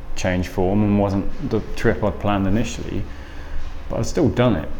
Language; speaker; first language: English; native; English